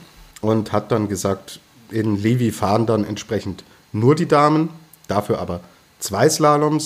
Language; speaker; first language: German; native; German